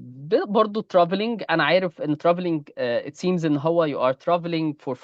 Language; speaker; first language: Arabic; native; Arabic